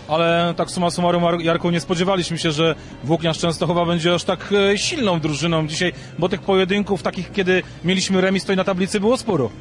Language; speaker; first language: Polish; native; Polish